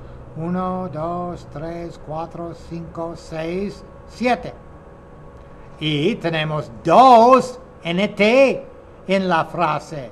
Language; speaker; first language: Spanish; non-native, fluent; English